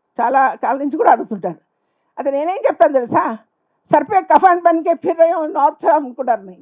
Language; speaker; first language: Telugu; non-native, local second language; Urdu